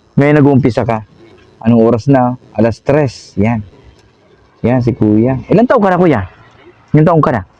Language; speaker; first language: Filipino; native; Filipino